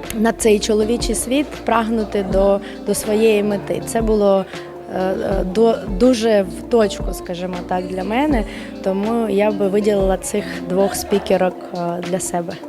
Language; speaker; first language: Ukrainian; native; Ukrainian